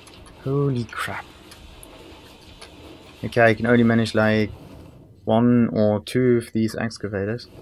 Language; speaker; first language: English; non-native, fluent; German